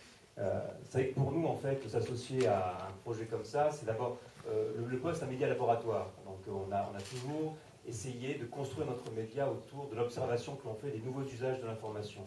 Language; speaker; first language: French; native; French